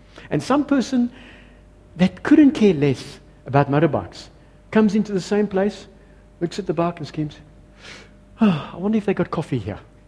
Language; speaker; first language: English; non-native, local second language; Afrikaans